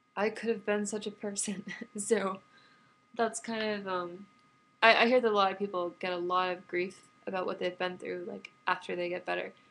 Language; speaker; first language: English; native; English